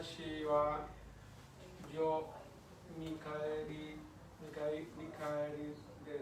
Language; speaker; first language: Japanese; non-native, learner; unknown